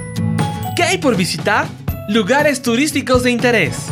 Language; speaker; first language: Spanish; native; Spanish